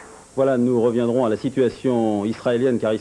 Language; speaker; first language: French; native; French